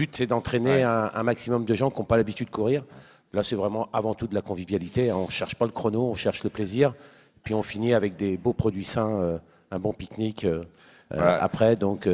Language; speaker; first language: French; native; French